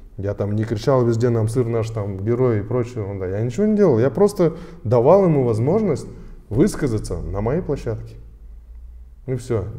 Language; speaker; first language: Russian; native; Russian